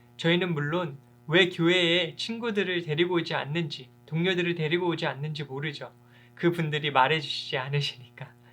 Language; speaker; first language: Korean; early bilingual, heritage; Korean